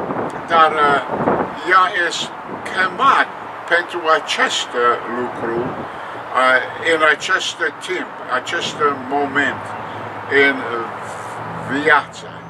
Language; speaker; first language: Romanian; non-native, learner; English